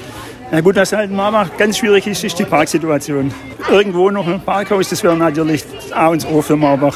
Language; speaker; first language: German; native; German